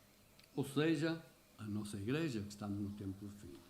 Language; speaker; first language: Portuguese; native; Portuguese